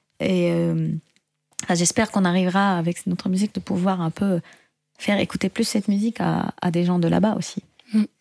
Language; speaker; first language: French; non-native, fluent; Arabic